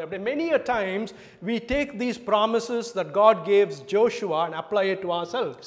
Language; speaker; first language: English; non-native, local second language; Tamil